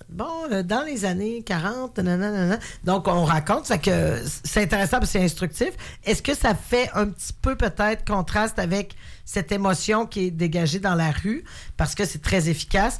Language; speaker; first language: French; native; French